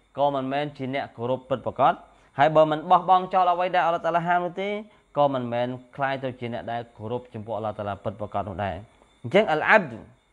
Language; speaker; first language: Khmer; native; Khmer